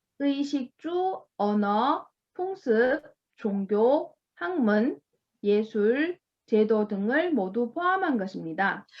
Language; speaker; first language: Korean; non-native, fluent; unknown